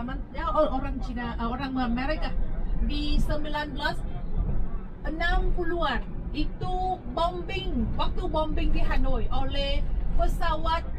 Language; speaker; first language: Indonesian; non-native, fluent; Vietnamese